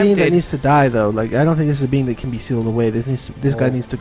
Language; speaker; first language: English; native; English